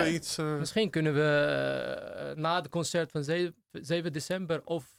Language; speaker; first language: Dutch; non-native, learner; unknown